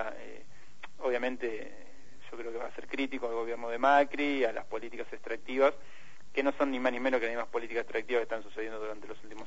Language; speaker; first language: Spanish; native; Spanish